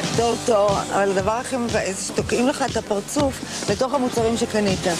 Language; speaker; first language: Hebrew; native; Hebrew